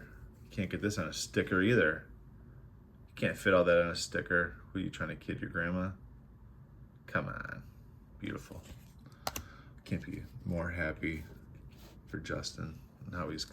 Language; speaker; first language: English; native; English